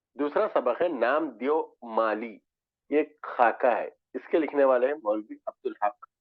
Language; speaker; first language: Urdu; native; Urdu